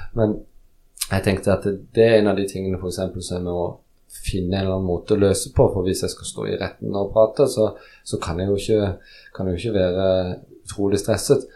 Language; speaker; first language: Norwegian; early bilingual, other home language; Polish